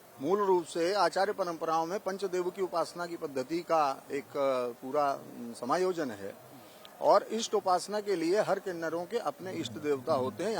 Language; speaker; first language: Hindi; native; Hindi